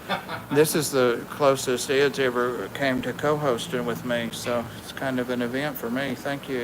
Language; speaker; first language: English; native; English